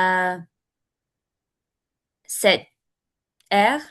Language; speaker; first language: French; non-native, learner; Spanish